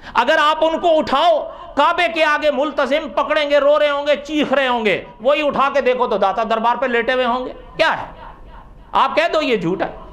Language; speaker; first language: Urdu; non-native, local second language; Punjabi